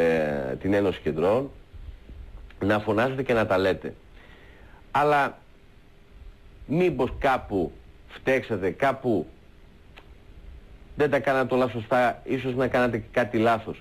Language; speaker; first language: Greek; native; Greek